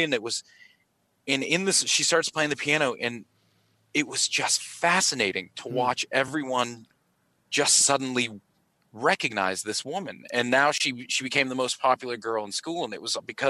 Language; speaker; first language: English; native; English